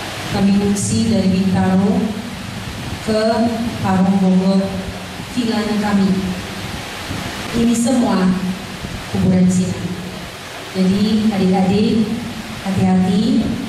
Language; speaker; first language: Indonesian; non-native, fluent; Malay